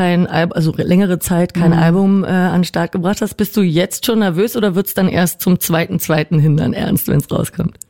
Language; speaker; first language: German; native; German